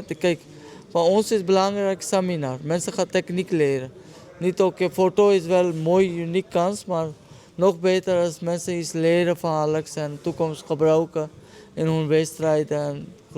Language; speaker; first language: Dutch; non-native, learner; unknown